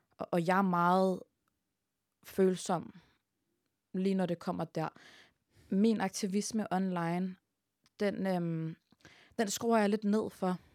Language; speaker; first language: Danish; early bilingual, other home language; Arabic